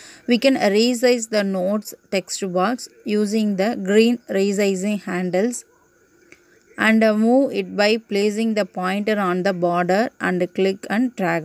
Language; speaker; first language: English; non-native, local second language; Tamil